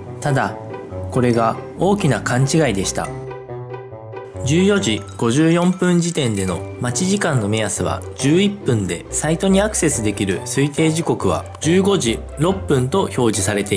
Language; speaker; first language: Japanese; native; Japanese